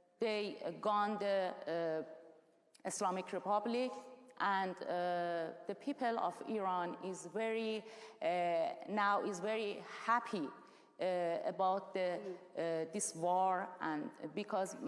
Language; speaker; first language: English; non-native, learner; Persian